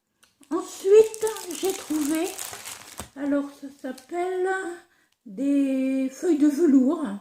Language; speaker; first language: French; native; French